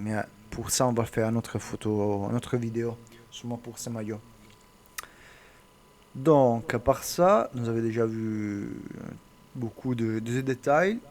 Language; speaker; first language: French; non-native, learner; Italian